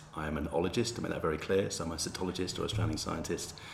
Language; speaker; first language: English; native; English